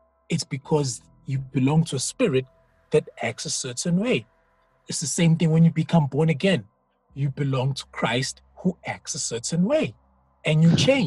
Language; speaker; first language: English; non-native, local second language; Zulu